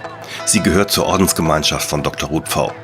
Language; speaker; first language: German; native; German